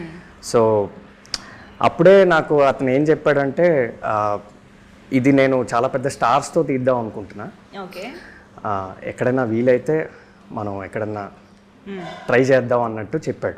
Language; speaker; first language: Telugu; native; Telugu